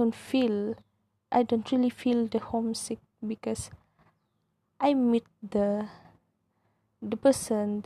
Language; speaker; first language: English; non-native, local second language; Malay